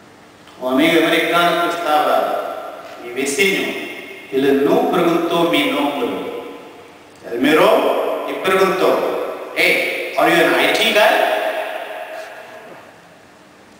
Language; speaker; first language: Spanish; non-native, fluent; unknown